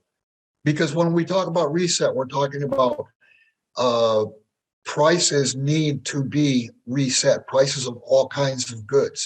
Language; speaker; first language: English; native; English